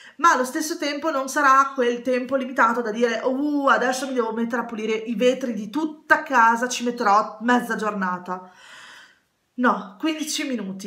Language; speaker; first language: Italian; native; Italian